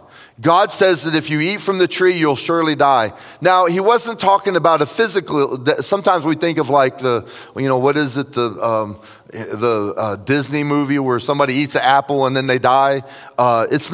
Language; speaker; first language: English; native; English